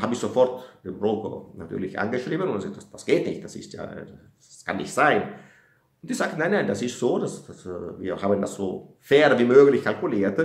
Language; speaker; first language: German; non-native, fluent; Italian